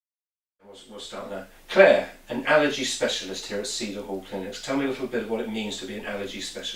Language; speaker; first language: English; native; English